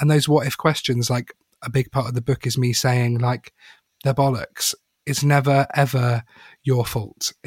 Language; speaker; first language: English; native; English